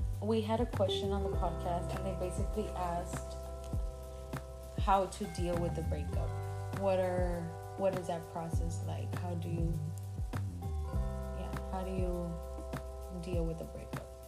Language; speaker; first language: English; early bilingual, other home language; Spanish